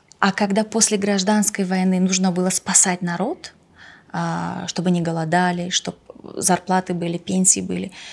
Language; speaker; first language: Russian; non-native, local second language; Tajik